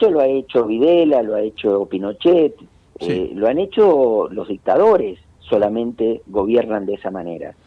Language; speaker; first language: Spanish; native; Spanish